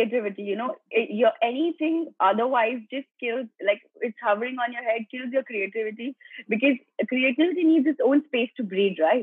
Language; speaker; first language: English; non-native, local second language; Gujarati